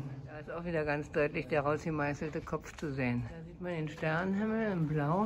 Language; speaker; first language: German; native; German